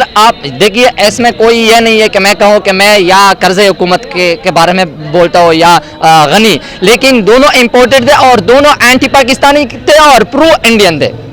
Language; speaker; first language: Hindi; non-native, local second language; Pashto